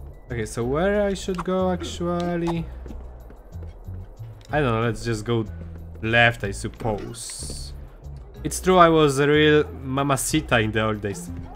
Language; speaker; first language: English; non-native, fluent; Polish